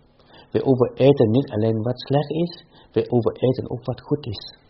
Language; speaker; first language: Dutch; non-native, fluent; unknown